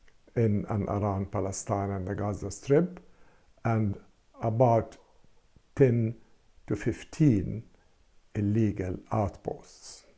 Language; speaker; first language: English; non-native, fluent; Arabic